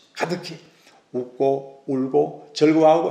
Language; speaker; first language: Korean; native; Korean